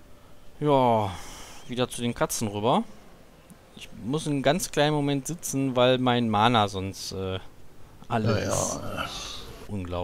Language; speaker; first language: German; native; German